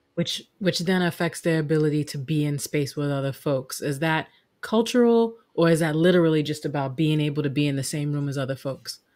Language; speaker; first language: English; native; English